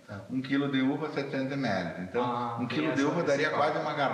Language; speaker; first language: Portuguese; native; Portuguese